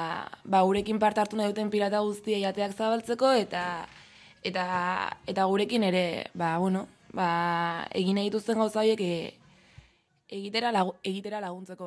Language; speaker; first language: Basque; native; Basque